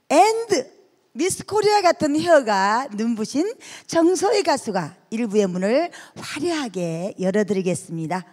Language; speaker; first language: Korean; native; Korean